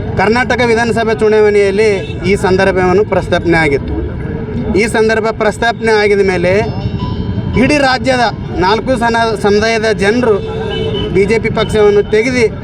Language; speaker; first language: Kannada; native; Kannada